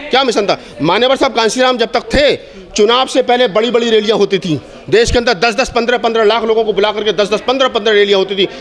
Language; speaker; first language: Hindi; native; Hindi